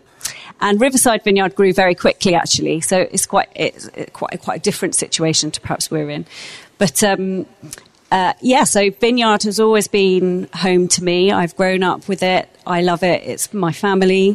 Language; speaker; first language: English; native; English